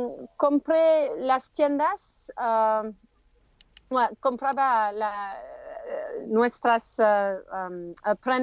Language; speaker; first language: Spanish; non-native, learner; French